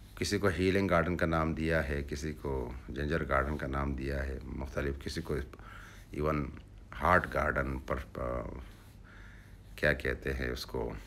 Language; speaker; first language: Urdu; non-native, local second language; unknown